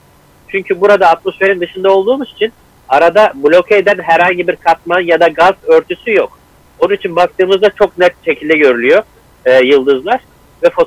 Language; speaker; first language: Turkish; native; Turkish